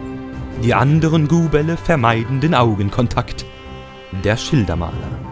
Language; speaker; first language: German; native; German